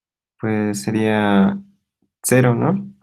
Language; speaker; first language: Spanish; native; Spanish